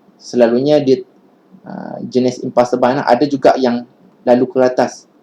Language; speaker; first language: Malay; native; Malay